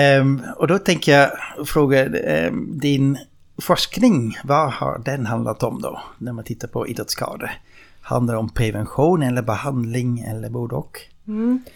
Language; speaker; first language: Swedish; non-native, fluent; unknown